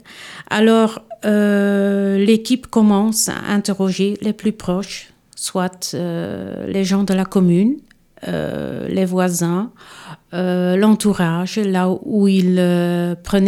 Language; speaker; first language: French; non-native, local second language; Dutch